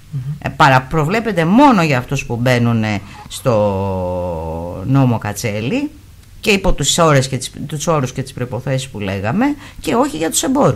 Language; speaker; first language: Greek; native; Greek